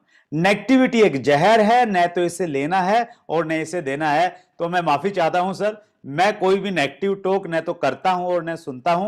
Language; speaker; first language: Hindi; native; Hindi